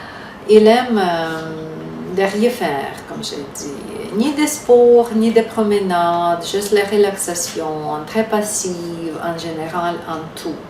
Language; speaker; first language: French; non-native, fluent; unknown